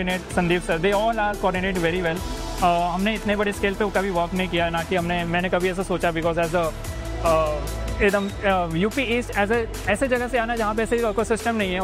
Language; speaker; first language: Hindi; native; Hindi